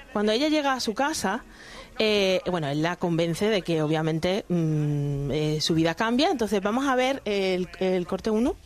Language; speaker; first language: Spanish; native; Spanish